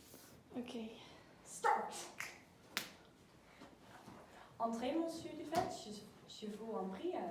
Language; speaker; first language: French; non-native, learner; Dutch